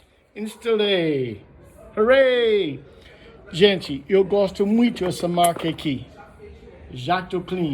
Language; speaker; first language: Portuguese; non-native, learner; English